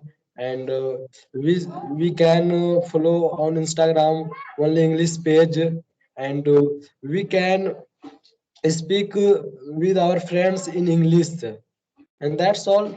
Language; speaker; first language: English; non-native, learner; Hindi